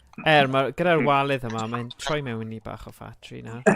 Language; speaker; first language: Welsh; native; Welsh